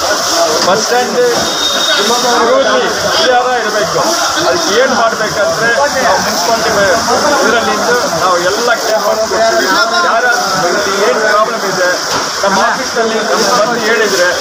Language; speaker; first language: Kannada; non-native, local second language; Tamil